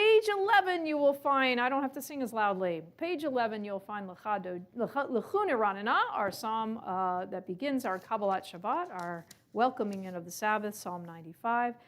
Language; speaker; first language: English; native; English